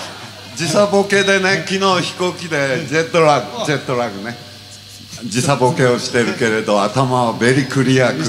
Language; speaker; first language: Japanese; native; Japanese